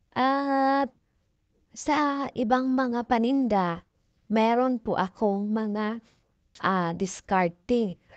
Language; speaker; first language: Filipino; non-native, local second language; Cebuano